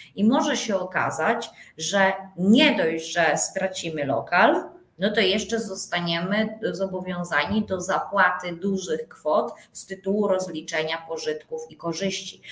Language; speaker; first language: Polish; native; Polish